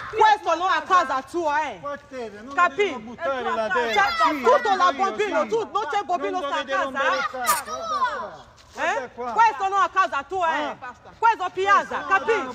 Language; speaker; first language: Italian; non-native, learner; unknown